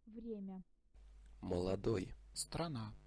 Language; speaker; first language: Russian; non-native, learner; English